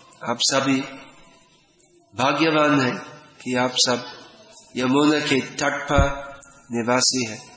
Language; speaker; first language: Hindi; non-native, fluent; English